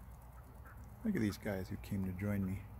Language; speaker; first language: English; native; English